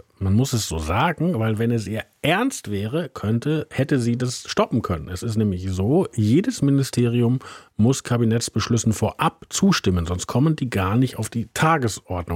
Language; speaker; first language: German; native; German